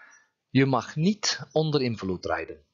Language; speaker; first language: Dutch; non-native, fluent; Turkish